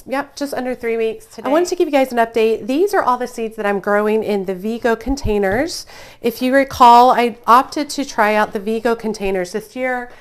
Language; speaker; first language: English; native; English